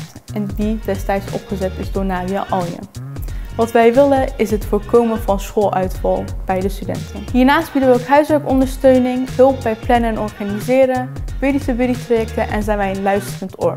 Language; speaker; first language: Dutch; native; Dutch